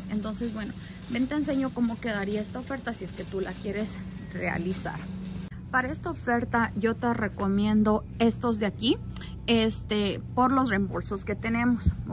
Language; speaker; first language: Spanish; native; Spanish